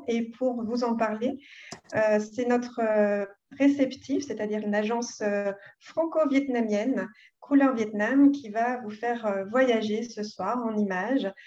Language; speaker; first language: French; native; French